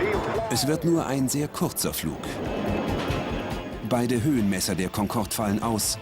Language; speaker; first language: German; native; German